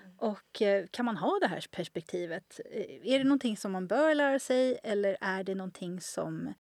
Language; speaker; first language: Swedish; native; Swedish